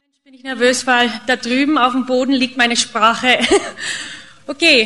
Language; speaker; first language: German; non-native, fluent; English